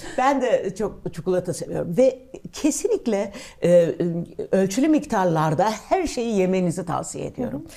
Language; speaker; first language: Turkish; native; Turkish